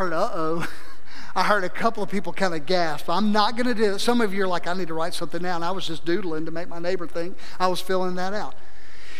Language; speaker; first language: English; native; English